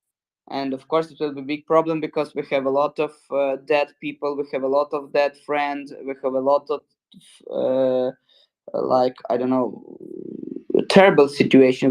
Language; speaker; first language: English; non-native, learner; Ukrainian